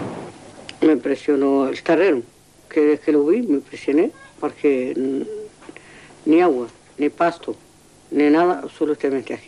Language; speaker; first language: Spanish; non-native, local second language; Arabic